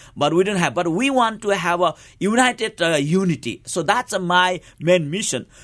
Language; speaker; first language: English; non-native, local second language; Nepali